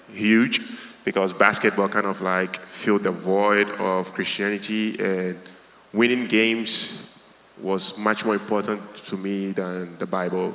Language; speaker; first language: English; non-native, local second language; Ga